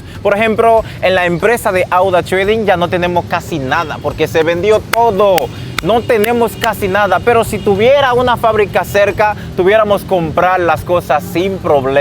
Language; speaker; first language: Spanish; non-native, fluent; Haitian Creole